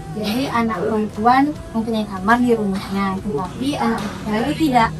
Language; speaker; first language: Indonesian; native; Indonesian